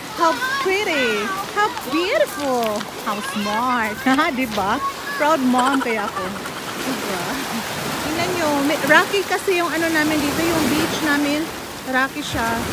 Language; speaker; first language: Filipino; non-native, local second language; Cebuano